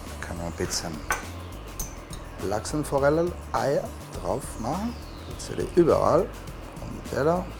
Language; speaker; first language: German; non-native, learner; French